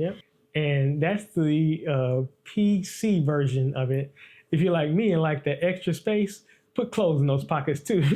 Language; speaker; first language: English; native; English